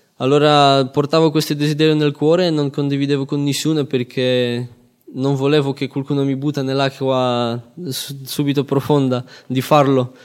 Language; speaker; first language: Italian; non-native, fluent; Polish